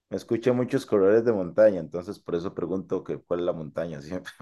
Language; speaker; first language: Spanish; native; Spanish